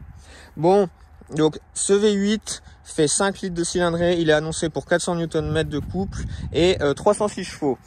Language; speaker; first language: French; native; French